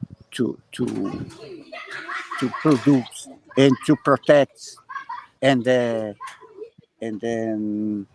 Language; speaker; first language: English; non-native, learner; Portuguese